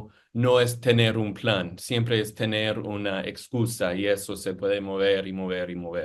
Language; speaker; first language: Spanish; non-native, fluent; English